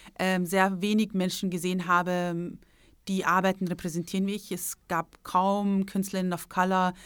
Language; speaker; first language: German; early bilingual, other home language; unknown